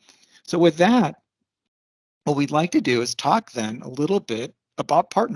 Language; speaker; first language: English; native; English